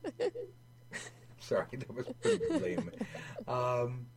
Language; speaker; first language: English; native; English